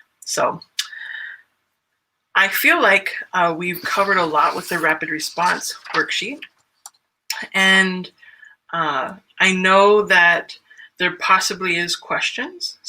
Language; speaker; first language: English; native; English